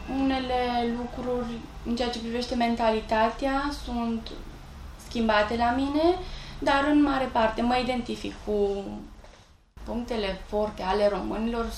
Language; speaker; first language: Romanian; early bilingual, heritage; French